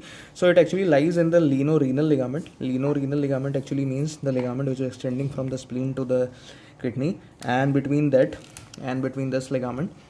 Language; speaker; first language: English; non-native, local second language; Hindi